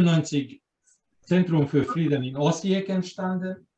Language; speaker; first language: German; non-native, fluent; Croatian